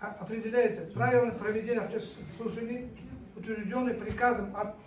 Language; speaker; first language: Russian; non-native, local second language; Kazakh